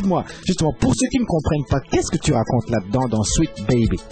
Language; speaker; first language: French; native; French